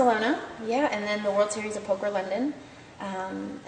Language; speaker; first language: English; native; English